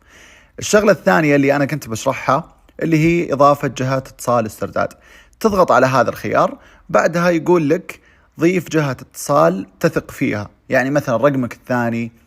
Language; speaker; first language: Arabic; native; Arabic